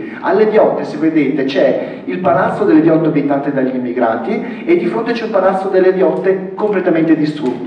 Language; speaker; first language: Italian; native; Italian